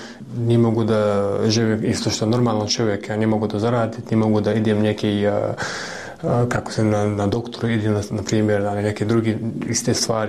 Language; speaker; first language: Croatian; non-native, learner; Chechen